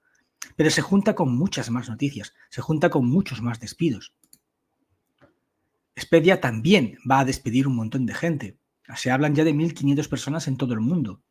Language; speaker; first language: Spanish; native; Spanish